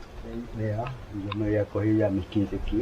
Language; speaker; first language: Spanish; native; Spanish